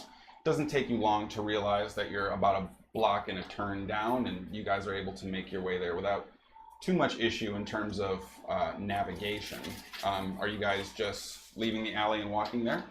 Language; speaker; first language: English; native; English